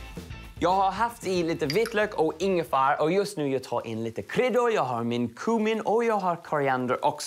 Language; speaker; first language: Swedish; non-native, learner; English